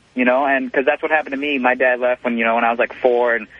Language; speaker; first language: English; native; English